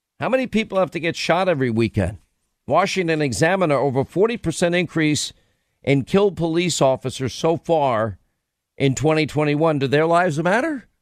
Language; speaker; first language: English; native; English